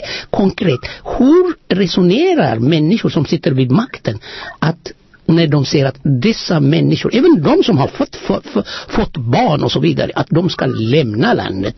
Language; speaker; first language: Swedish; non-native, fluent; Amharic